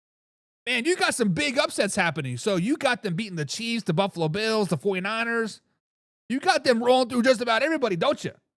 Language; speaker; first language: English; native; English